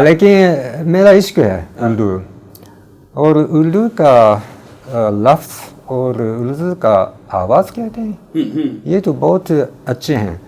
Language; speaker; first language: Urdu; non-native, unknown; Japanese